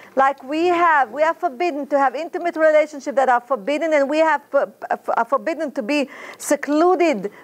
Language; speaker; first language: English; non-native, fluent; Hebrew